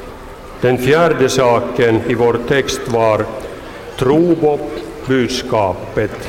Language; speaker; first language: Swedish; non-native, local second language; Finnish